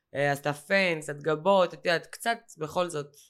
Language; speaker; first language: Hebrew; native; Hebrew